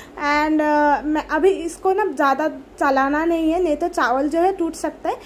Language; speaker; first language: Hindi; non-native, local second language; Bangla